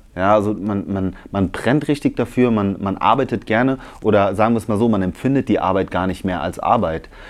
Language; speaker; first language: German; early bilingual, other home language; Italian